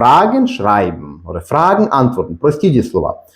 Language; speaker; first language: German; non-native, fluent; Ukrainian